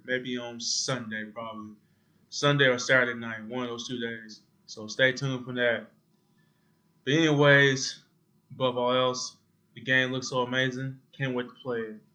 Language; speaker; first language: English; native; English